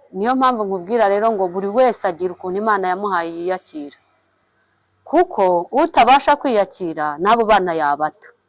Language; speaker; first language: Kinyarwanda; native; Kinyarwanda